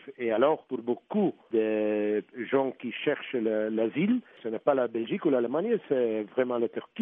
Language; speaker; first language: French; non-native, local second language; Dutch